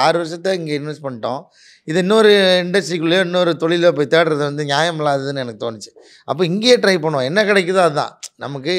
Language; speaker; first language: Tamil; native; Tamil